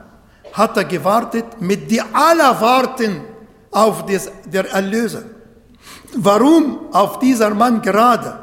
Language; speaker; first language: German; non-native, fluent; Arabic